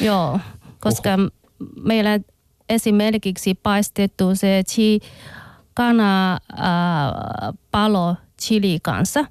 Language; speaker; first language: Finnish; non-native, learner; Chinese